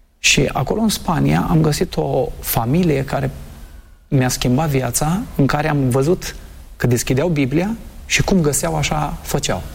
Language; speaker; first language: Romanian; native; Romanian